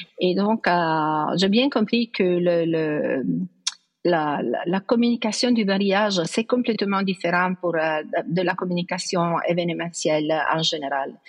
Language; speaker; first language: French; non-native, fluent; Italian